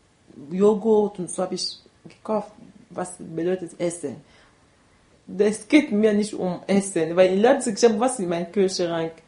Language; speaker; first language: German; non-native, learner; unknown